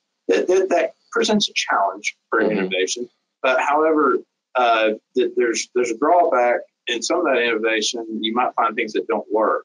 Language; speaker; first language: English; native; English